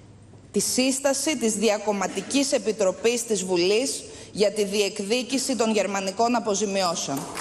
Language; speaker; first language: Greek; native; Greek